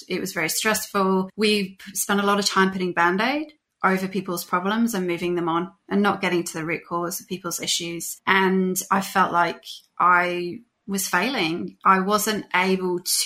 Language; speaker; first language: English; native; English